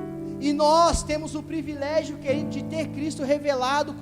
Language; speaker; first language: Portuguese; native; Portuguese